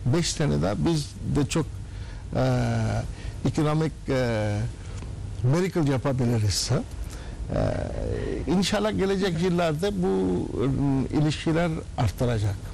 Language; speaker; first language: Turkish; non-native, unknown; Urdu